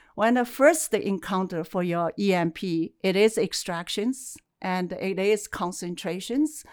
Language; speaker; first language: English; non-native, fluent; Chinese